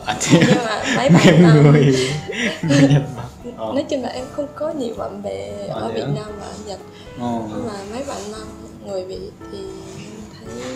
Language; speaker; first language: Vietnamese; non-native, fluent; Japanese